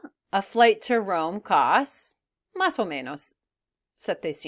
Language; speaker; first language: Spanish; non-native, fluent; English